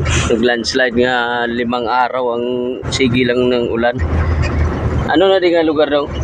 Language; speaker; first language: Filipino; non-native, local second language; Hiligaynon